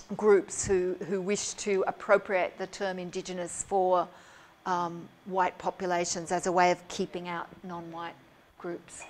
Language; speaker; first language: English; native; English